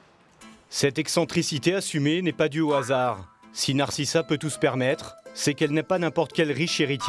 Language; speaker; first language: French; native; French